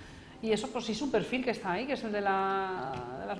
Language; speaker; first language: Spanish; native; Spanish